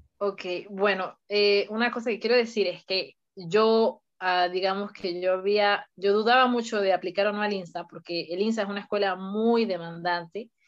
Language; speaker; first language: Spanish; native; Spanish